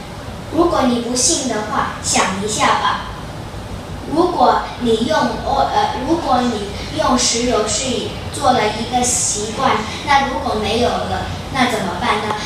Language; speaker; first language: Chinese; non-native, local second language; Cantonese